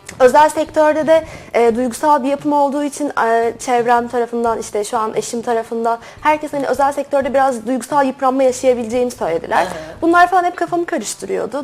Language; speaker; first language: Turkish; native; Turkish